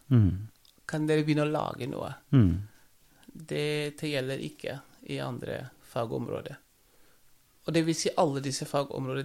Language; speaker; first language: Norwegian; non-native, fluent; Wolof